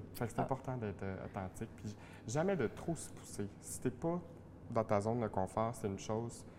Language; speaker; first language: French; native; French